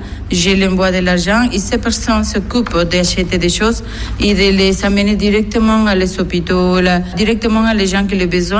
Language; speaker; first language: French; non-native, learner; Spanish